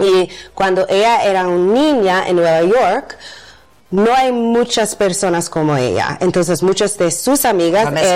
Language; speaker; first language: Spanish; non-native, learner; English